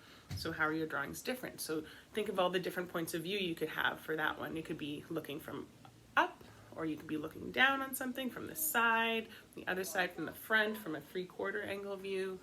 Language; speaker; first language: English; native; English